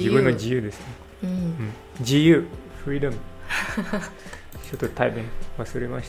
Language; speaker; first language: Japanese; non-native, learner; English